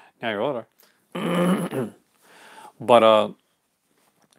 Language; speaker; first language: English; native; English